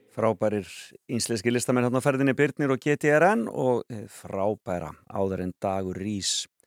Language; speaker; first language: Icelandic; native; Icelandic